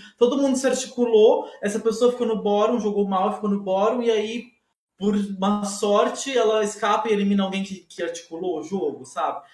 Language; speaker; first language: Portuguese; native; Portuguese